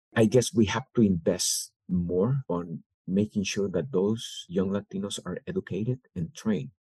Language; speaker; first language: English; early bilingual, other home language; Spanish